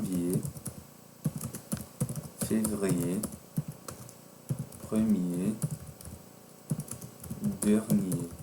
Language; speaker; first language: French; non-native, fluent; Portuguese